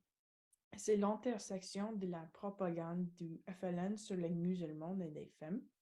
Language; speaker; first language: French; non-native, learner; English